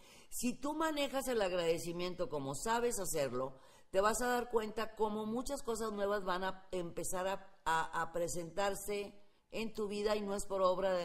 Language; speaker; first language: Spanish; native; Spanish